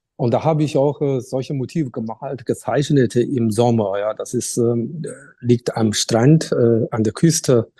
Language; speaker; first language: German; non-native, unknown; Chinese